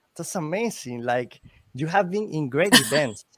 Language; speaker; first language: English; non-native, learner; Spanish